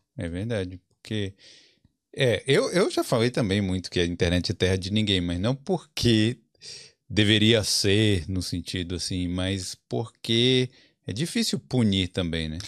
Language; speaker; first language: Portuguese; native; Portuguese